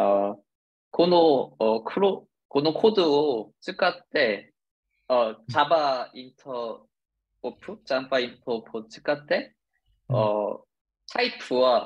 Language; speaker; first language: Japanese; non-native, learner; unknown